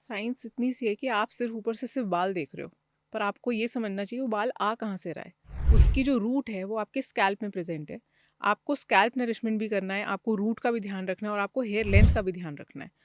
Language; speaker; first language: Hindi; native; Hindi